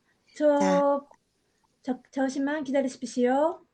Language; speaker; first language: Korean; non-native, learner; Japanese